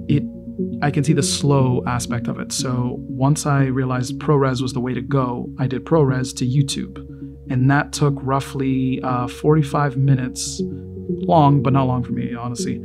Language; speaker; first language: English; native; English